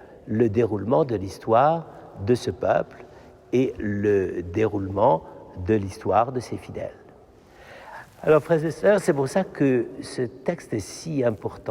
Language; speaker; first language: French; native; French